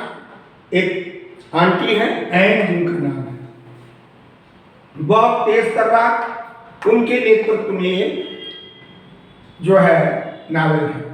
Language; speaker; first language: Hindi; native; Hindi